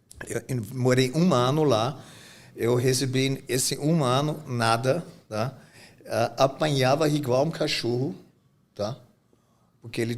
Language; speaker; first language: Portuguese; non-native, fluent; German